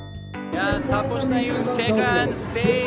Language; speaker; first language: Filipino; non-native, learner; Japanese